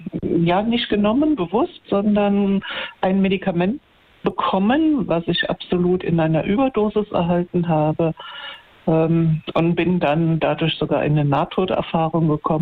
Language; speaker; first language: German; native; German